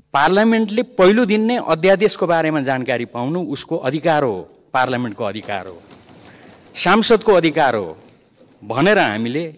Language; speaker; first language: Nepali; non-native, local second language; Limbu